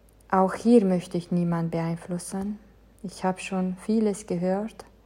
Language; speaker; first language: German; non-native, fluent; Romanian